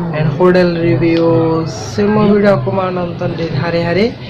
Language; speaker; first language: Indonesian; non-native, learner; Bangla